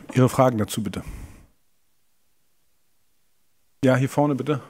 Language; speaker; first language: German; native; German